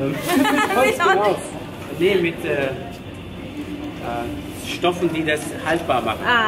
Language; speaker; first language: German; native; German